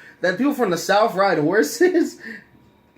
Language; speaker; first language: English; native; English